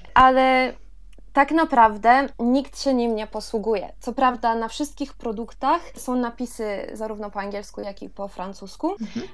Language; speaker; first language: Polish; early bilingual, heritage; Polish